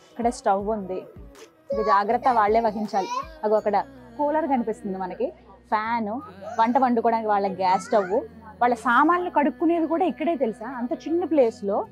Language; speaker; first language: Telugu; native; Telugu